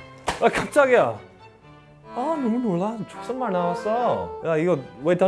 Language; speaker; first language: Korean; non-native, fluent; English